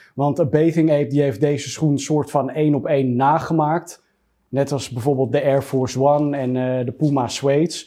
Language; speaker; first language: Dutch; native; Dutch